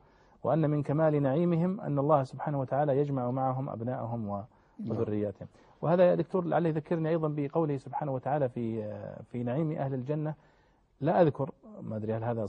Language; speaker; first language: Arabic; native; Arabic